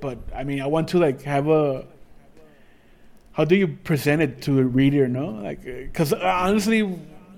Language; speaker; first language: English; early bilingual, other home language; Spanish